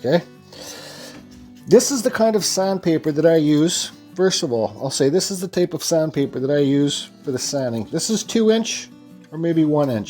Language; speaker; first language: English; native; English